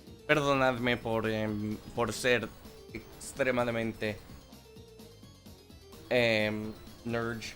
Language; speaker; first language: Spanish; non-native, fluent; English